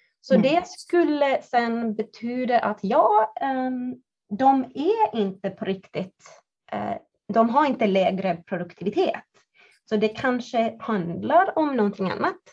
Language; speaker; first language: Swedish; non-native, fluent; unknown